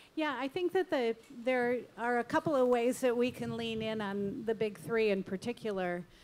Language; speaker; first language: English; native; English